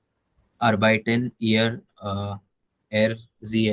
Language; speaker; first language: German; non-native, learner; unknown